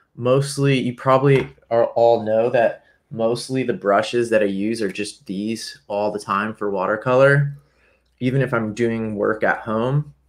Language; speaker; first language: English; native; English